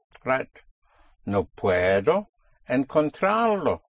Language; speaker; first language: Spanish; non-native, fluent; English